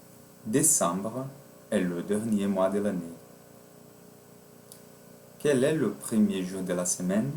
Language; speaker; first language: French; non-native, fluent; Portuguese